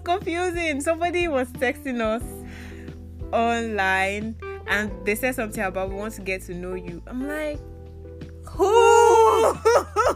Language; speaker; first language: English; non-native, local second language; Yoruba